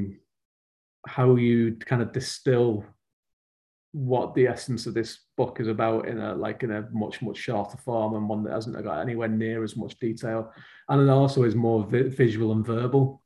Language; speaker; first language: English; native; English